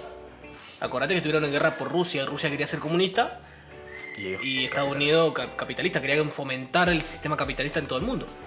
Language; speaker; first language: Spanish; native; Spanish